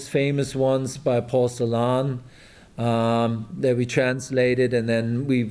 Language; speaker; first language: English; non-native, fluent; German